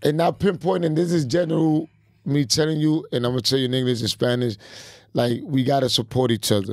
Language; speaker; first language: English; early bilingual, other home language; Spanish